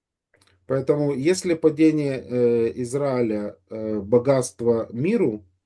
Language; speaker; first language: Russian; native; Russian